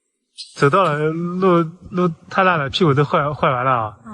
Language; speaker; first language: Chinese; native; Chinese